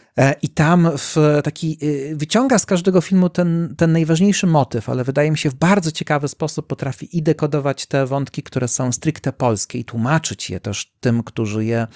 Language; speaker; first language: Polish; native; Polish